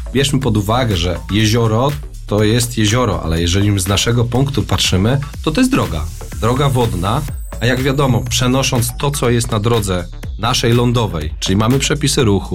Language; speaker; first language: Polish; native; Polish